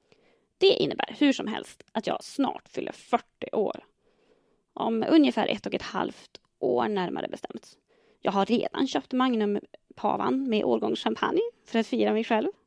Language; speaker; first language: Swedish; native; Swedish